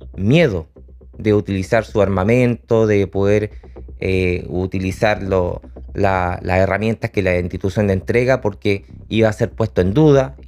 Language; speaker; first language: Spanish; native; Spanish